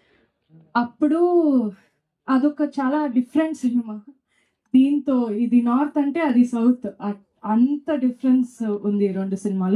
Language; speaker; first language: Telugu; non-native, fluent; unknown